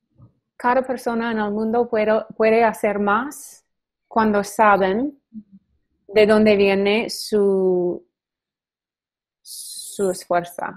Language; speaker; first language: Spanish; non-native, learner; English